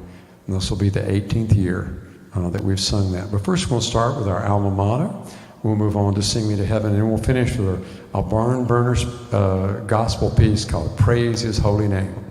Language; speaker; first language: English; native; English